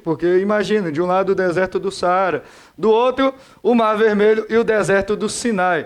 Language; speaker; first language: Portuguese; native; Portuguese